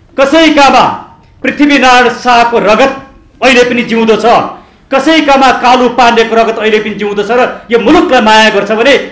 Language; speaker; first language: Nepali; native; Nepali